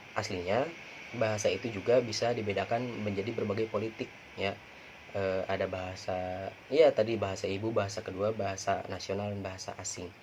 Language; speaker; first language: Indonesian; non-native, local second language; Sundanese